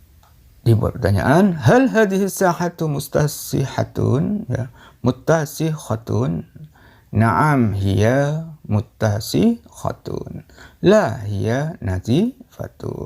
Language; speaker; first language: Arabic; non-native, fluent; Indonesian